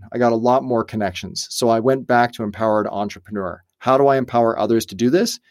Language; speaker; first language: English; native; English